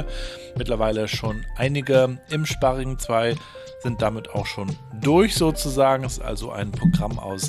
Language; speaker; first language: German; native; German